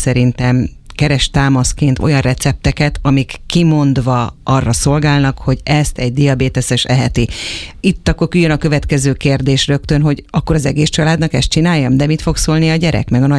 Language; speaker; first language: Hungarian; native; Hungarian